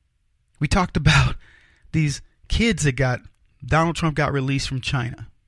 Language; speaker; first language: English; native; English